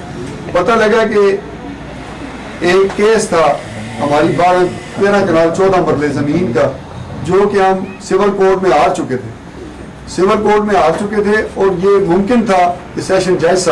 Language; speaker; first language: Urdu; non-native, local second language; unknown